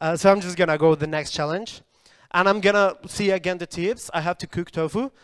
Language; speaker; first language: English; non-native, fluent; Spanish